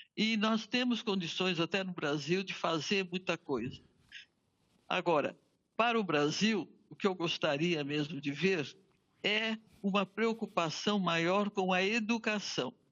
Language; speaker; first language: Portuguese; native; Portuguese